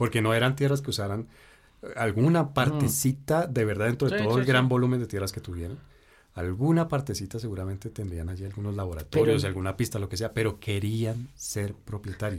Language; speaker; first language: Spanish; native; Spanish